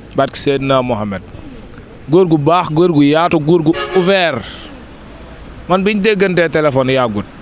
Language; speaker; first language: Wolof; native; Wolof